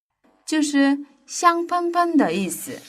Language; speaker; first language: Chinese; non-native, fluent; Korean